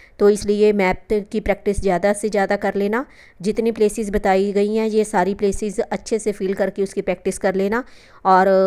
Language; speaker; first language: Hindi; non-native, local second language; Punjabi